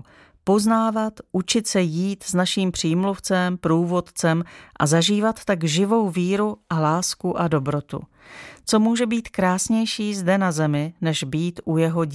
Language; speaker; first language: Czech; native; Czech